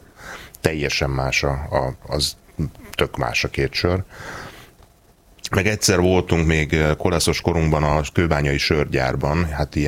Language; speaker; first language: Hungarian; native; Hungarian